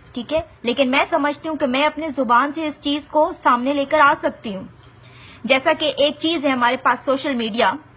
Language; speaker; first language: Urdu; non-native, local second language; Punjabi